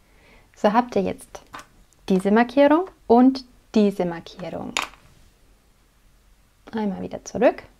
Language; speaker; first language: German; native; German